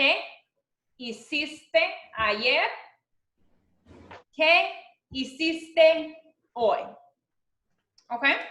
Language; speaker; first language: Spanish; non-native, fluent; English